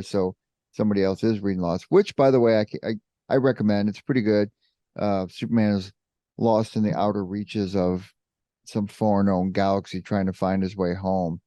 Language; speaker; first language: English; native; English